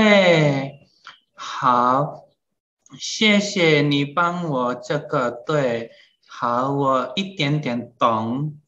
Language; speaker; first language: Chinese; non-native, learner; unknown